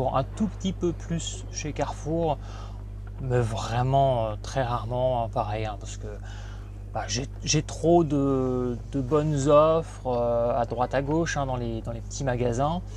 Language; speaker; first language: French; native; French